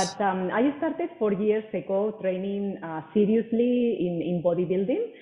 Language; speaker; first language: English; non-native, fluent; Spanish